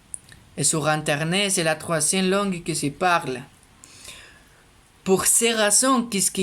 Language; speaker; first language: French; non-native, learner; Spanish